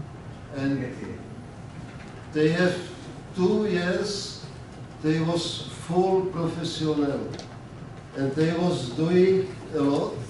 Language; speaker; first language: English; non-native, learner; Czech